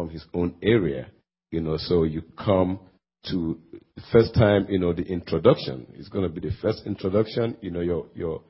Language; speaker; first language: English; non-native, local second language; Igbo